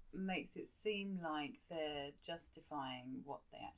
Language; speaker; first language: English; native; English